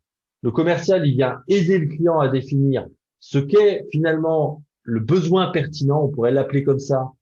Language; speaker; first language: French; native; French